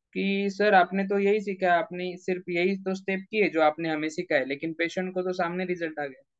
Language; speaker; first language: Hindi; non-native, local second language; Marathi